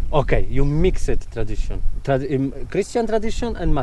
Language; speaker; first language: English; non-native, learner; Polish